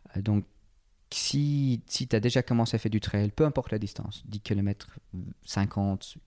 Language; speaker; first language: French; non-native, fluent; English